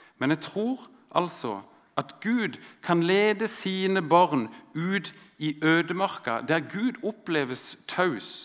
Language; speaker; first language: Norwegian; native; Norwegian